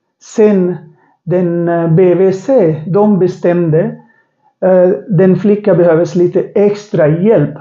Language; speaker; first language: Swedish; non-native, learner; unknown